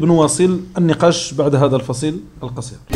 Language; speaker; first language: Arabic; native; Arabic